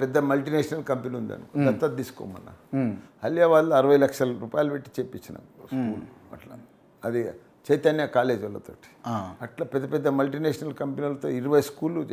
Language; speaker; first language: Telugu; native; Telugu